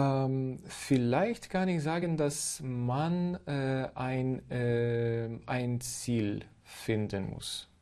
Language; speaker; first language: German; non-native, fluent; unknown